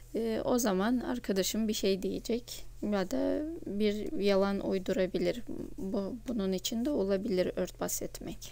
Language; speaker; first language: Turkish; non-native, fluent; Russian